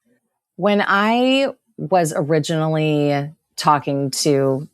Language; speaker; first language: English; native; English